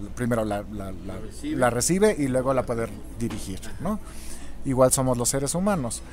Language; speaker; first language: Spanish; non-native, local second language; German